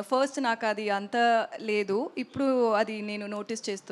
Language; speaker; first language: Telugu; non-native, learner; Tamil